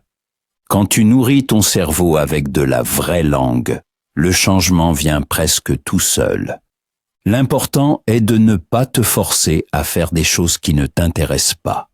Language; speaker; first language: French; non-native, fluent; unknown